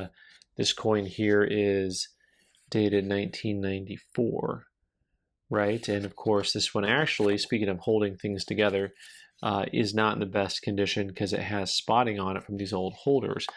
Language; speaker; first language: English; native; English